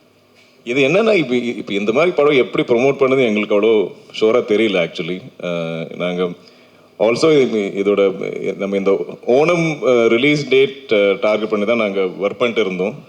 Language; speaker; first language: Tamil; non-native, local second language; Malayalam